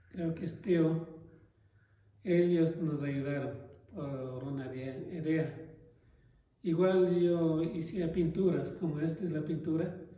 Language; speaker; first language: Spanish; non-native, local second language; Quechua